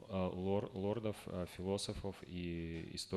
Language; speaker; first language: Russian; native; Russian